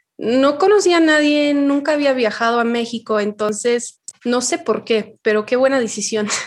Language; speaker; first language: Spanish; non-native, fluent; English